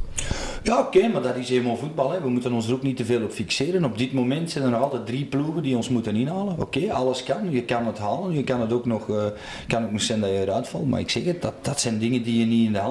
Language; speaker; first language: Dutch; native; Dutch